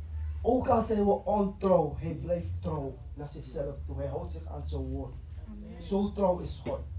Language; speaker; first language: Dutch; non-native, fluent; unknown